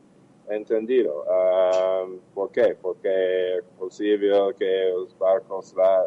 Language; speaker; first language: Portuguese; non-native, learner; English